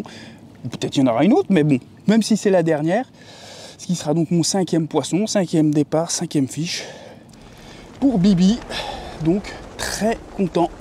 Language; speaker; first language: French; native; French